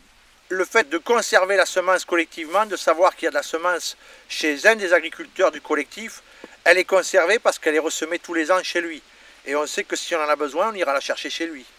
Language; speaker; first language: French; native; French